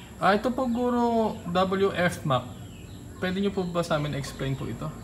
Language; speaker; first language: Filipino; native; Filipino